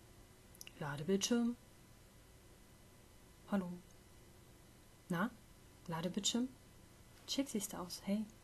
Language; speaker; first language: German; native; German